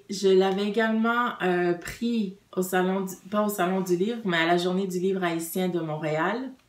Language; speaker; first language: French; native; French